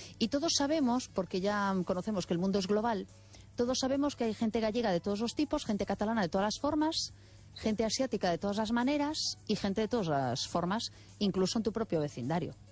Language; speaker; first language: Spanish; native; Spanish